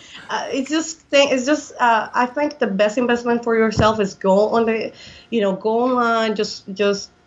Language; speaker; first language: English; non-native, fluent; Spanish